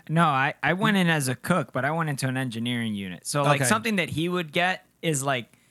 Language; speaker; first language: English; non-native, fluent; Spanish